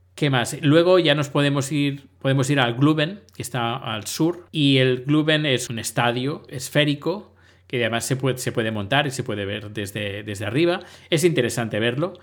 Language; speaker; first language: Spanish; native; Spanish